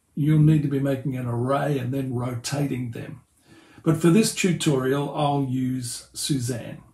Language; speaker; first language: English; native; English